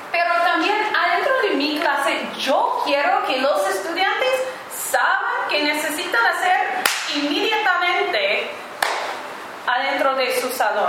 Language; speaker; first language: Spanish; non-native, fluent; English